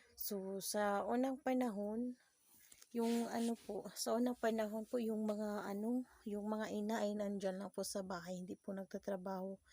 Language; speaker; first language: Filipino; non-native, local second language; Cebuano